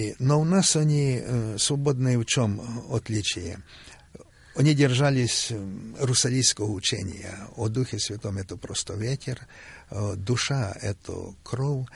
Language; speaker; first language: Russian; non-native, local second language; Ukrainian